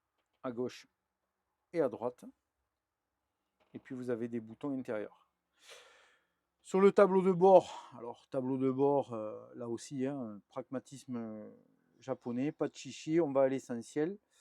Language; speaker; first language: French; native; French